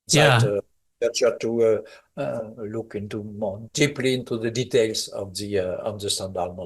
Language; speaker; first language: English; non-native, fluent; French